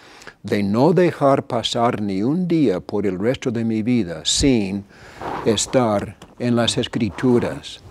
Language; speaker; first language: Spanish; non-native, fluent; English